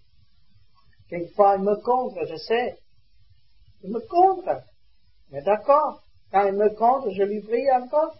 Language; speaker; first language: French; non-native, learner; Vietnamese